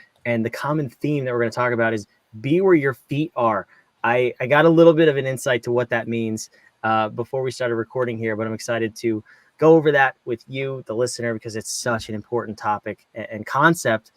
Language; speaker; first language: English; native; English